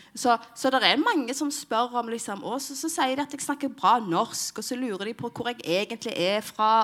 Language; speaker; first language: Norwegian; early bilingual, other home language; Somali